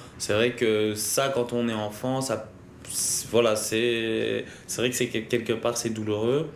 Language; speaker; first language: French; early bilingual, other home language; Lingala